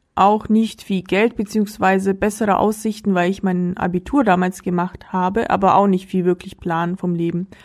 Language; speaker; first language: German; early bilingual, other home language; Russian